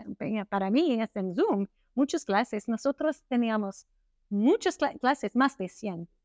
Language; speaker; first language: Spanish; non-native, learner; English